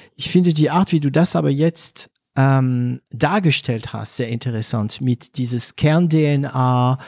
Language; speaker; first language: German; non-native, fluent; French